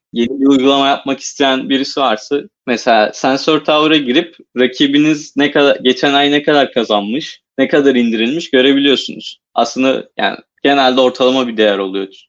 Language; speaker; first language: Turkish; native; Turkish